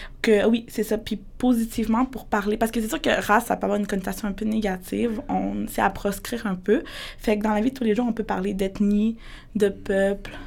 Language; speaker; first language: French; early bilingual, other home language; Spanish